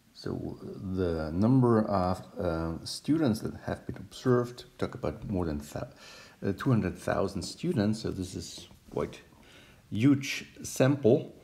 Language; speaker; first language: English; non-native, fluent; German